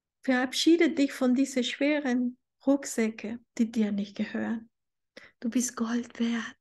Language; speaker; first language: German; non-native, fluent; Spanish